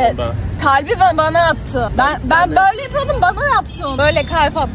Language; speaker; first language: Turkish; native; Turkish